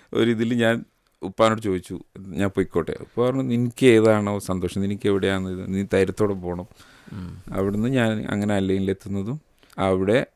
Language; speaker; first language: Malayalam; native; Malayalam